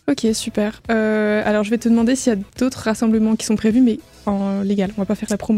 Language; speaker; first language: French; native; French